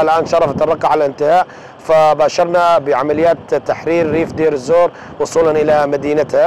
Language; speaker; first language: Arabic; native; Arabic